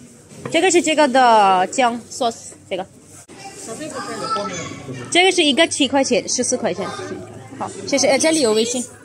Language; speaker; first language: Chinese; non-native, learner; Urdu